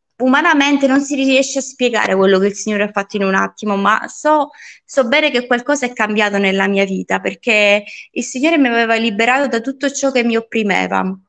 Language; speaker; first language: Italian; early bilingual, other home language; Polish